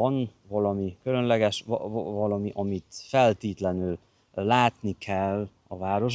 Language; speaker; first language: Hungarian; non-native, fluent; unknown